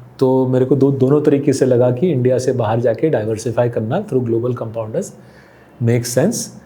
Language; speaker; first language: Hindi; non-native, local second language; Bangla